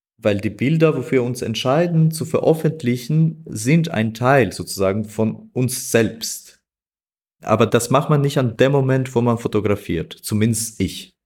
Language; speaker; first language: German; non-native, fluent; Albanian